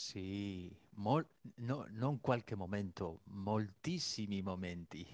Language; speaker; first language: Italian; non-native, fluent; Spanish